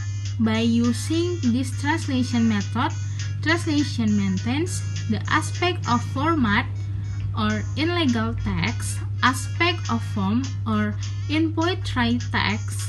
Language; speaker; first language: English; non-native, learner; Indonesian